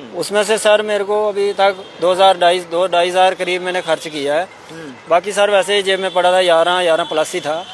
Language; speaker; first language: Hindi; native; Hindi